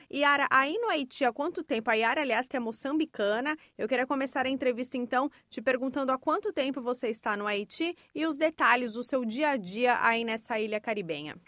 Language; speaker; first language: Portuguese; native; Portuguese